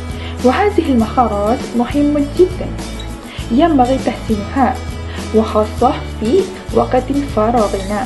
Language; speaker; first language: Arabic; non-native, learner; Malay